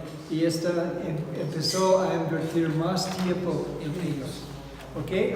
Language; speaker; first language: Spanish; non-native, fluent; English